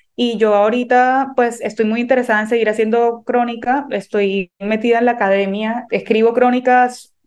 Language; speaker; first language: Spanish; native; Spanish